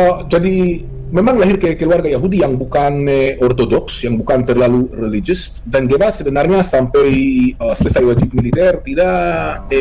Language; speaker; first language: Indonesian; non-native, fluent; Hebrew